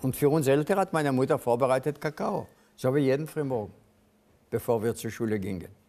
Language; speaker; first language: German; non-native, fluent; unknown